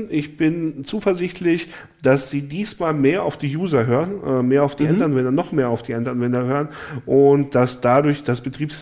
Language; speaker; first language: German; native; German